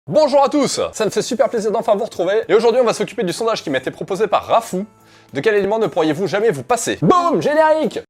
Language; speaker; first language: French; native; French